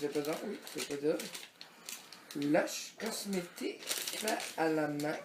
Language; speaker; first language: French; native; French